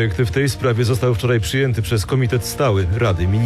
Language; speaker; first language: Polish; native; Polish